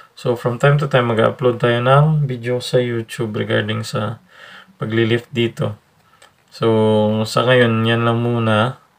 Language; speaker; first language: Filipino; native; Filipino